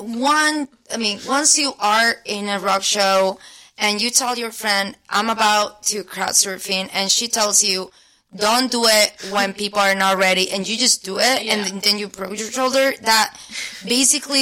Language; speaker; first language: English; non-native, fluent; Spanish